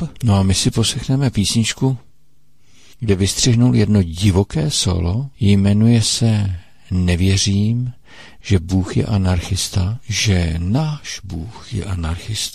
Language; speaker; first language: Czech; native; Czech